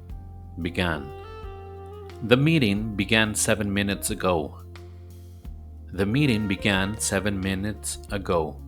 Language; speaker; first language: English; non-native, fluent; Spanish